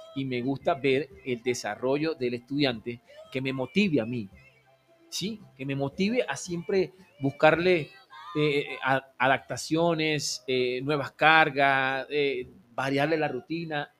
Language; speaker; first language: Spanish; native; Spanish